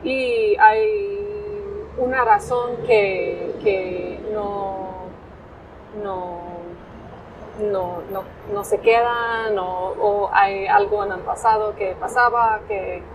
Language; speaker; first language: Spanish; non-native, fluent; English